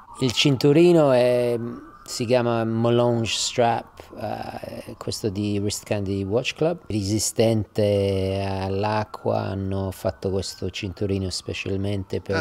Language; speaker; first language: Italian; early bilingual, heritage; English